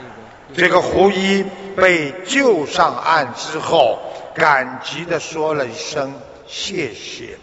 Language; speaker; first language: Chinese; native; Chinese